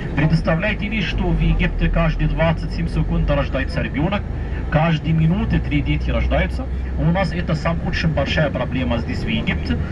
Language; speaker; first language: Russian; non-native, fluent; Arabic